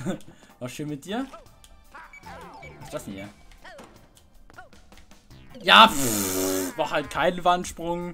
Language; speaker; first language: German; native; German